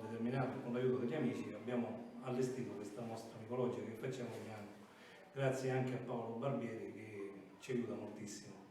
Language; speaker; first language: Italian; native; Italian